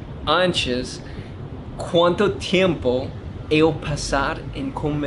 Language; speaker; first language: Portuguese; non-native, learner; English